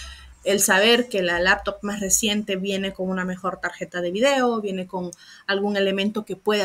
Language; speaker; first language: Spanish; native; Spanish